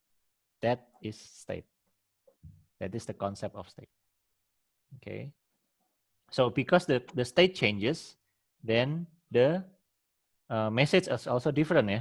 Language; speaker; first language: English; non-native, fluent; Indonesian